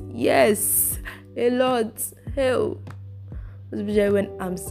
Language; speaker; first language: English; non-native, local second language; Yoruba